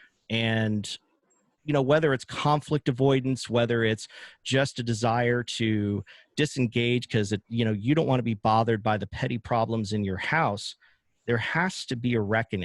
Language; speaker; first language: English; native; English